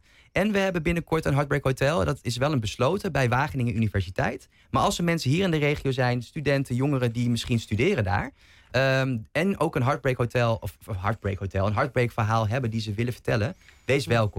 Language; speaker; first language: Dutch; native; Dutch